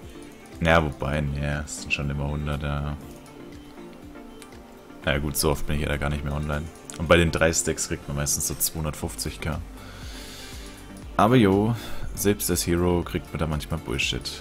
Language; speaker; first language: German; native; German